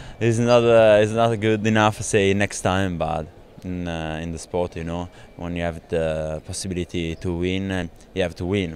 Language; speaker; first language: English; non-native, learner; Italian